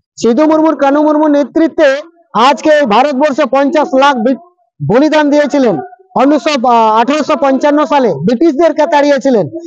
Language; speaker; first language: Bangla; non-native, local second language; Santali